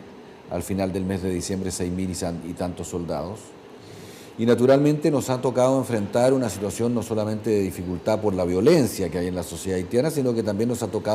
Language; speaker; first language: Spanish; native; Spanish